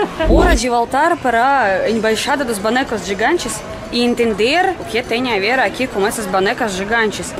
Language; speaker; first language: Portuguese; non-native, fluent; Russian